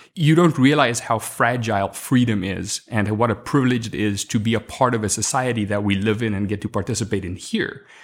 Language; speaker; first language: English; non-native, local second language; Afrikaans